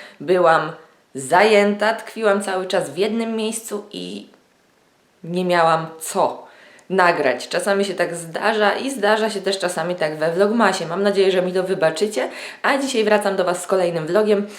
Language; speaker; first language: Polish; native; Polish